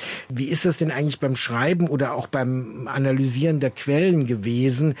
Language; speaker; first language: German; native; German